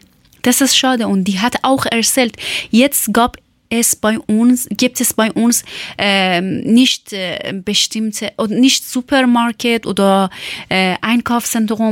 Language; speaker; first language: German; non-native, learner; Persian